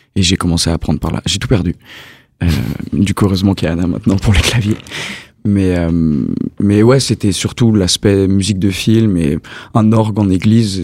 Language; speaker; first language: French; native; French